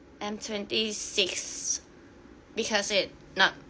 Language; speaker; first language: English; non-native, learner; Thai